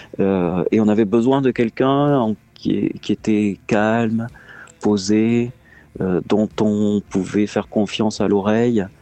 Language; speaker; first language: French; native; French